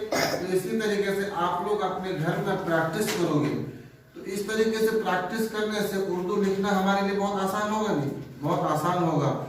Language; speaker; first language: Hindi; native; Hindi